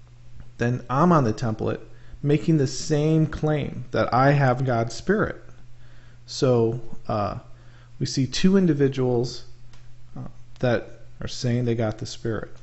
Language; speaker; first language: English; native; English